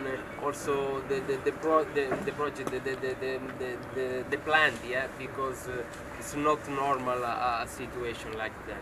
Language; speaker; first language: English; non-native, learner; Romanian